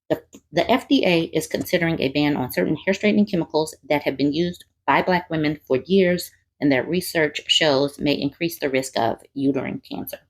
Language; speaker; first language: English; native; English